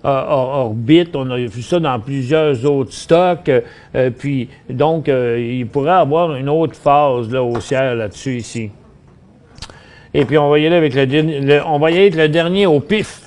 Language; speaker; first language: French; native; French